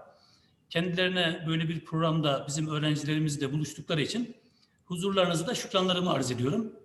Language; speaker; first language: Turkish; native; Turkish